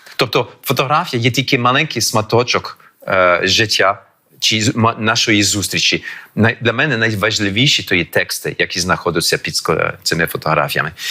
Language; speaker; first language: Ukrainian; early bilingual, heritage; French